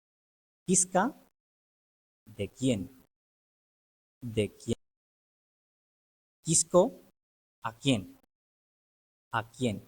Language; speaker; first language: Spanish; non-native, fluent; Urdu